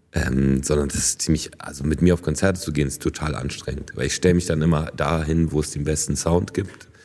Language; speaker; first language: German; early bilingual, other home language; Polish